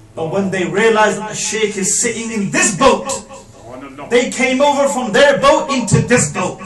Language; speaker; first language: English; early bilingual, other home language; Punjabi